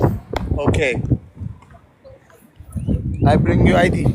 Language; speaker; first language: English; non-native, learner; Arabic